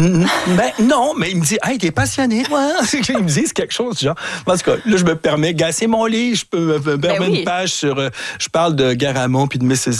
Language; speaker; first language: French; native; French